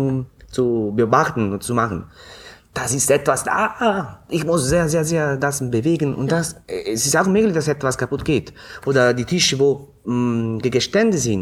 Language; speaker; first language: German; non-native, fluent; Italian